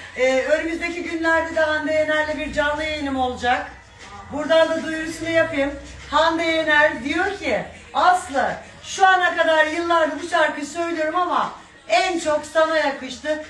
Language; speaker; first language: Turkish; native; Turkish